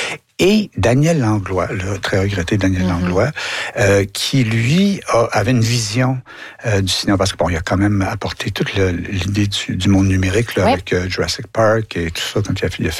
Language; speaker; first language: French; native; French